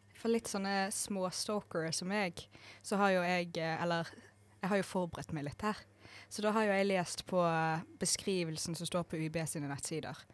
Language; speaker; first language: Norwegian; native; Norwegian